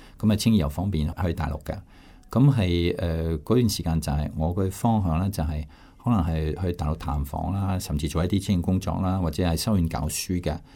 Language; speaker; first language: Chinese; non-native, fluent; French